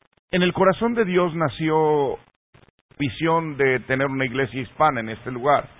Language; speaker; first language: Spanish; native; Spanish